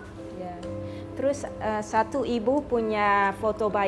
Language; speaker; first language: Indonesian; non-native, learner; Dutch